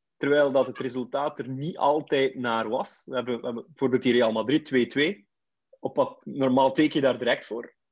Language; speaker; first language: Dutch; native; Dutch